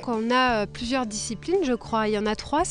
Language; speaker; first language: French; native; French